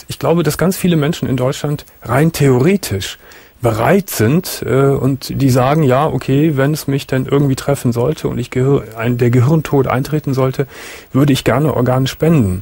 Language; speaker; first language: German; native; German